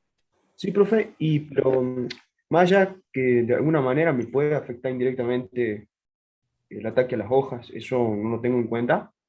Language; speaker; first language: Spanish; native; Spanish